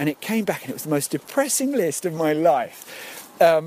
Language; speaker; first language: English; native; English